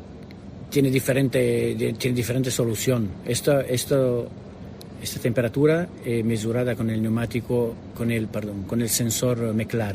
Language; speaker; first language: Spanish; non-native, learner; Italian